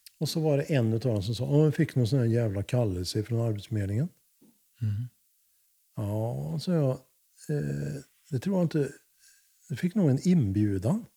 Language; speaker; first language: Swedish; native; Swedish